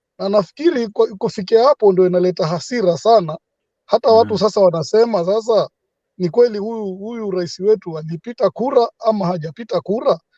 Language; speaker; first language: Swahili; native; Swahili